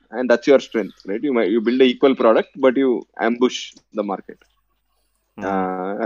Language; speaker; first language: English; non-native, local second language; Telugu